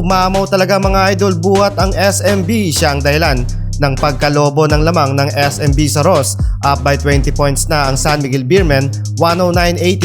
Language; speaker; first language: Filipino; native; Filipino